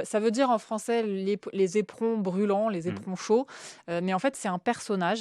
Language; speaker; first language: French; native; French